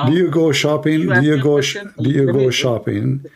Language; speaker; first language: English; non-native, fluent; Arabic